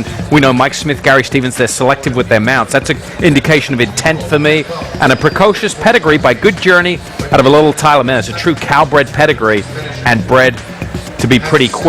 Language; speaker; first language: English; native; English